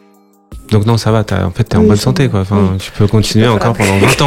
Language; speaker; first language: French; native; French